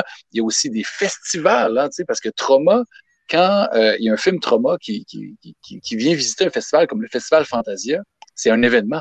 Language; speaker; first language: French; native; French